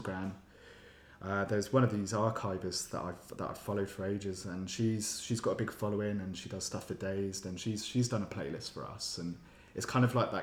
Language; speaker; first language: English; native; English